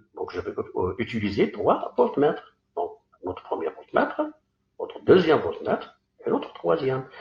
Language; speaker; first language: French; non-native, local second language; Arabic